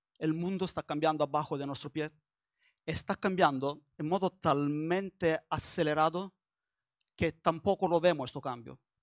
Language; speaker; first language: Spanish; non-native, learner; Italian